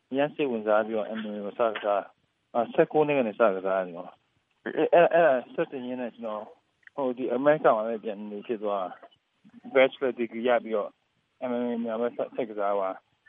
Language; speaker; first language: Burmese; non-native, local second language; Kachin